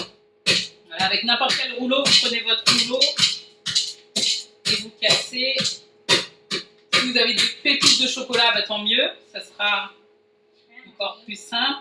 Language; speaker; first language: French; native; French